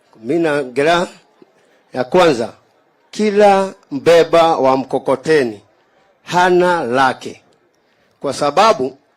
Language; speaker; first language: Swahili; non-native, local second language; Kikuyu